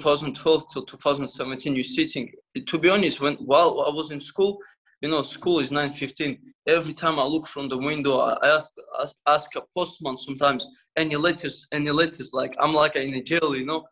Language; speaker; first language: English; non-native, fluent; Russian